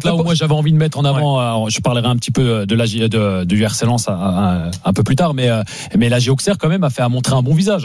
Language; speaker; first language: French; native; French